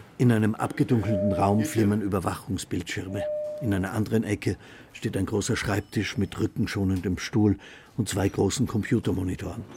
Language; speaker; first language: German; native; German